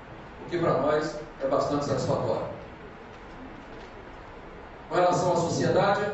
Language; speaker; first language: Portuguese; native; Portuguese